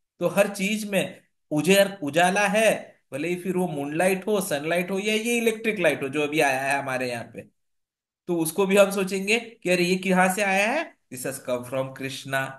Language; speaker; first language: Hindi; non-native, local second language; Marathi